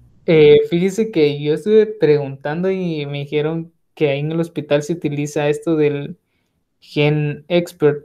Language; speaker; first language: Spanish; native; Spanish